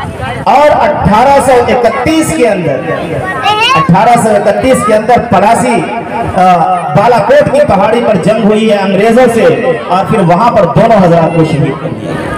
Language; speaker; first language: Urdu; native; Urdu